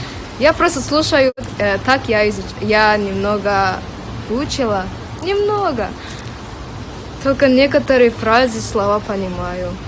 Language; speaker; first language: Russian; non-native, local second language; English